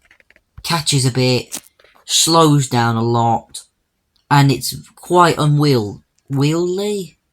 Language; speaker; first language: English; native; English